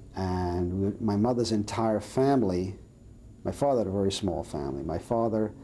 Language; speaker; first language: English; early bilingual, other home language; Serbian